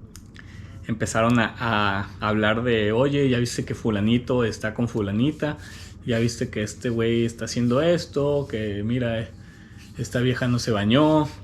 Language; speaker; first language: Spanish; native; Spanish